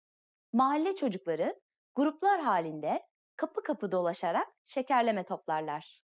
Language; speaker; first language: Turkish; native; Turkish